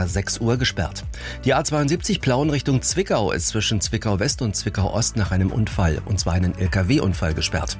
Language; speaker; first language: German; native; German